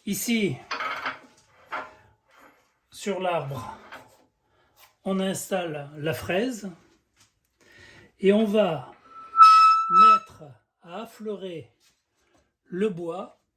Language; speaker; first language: French; native; French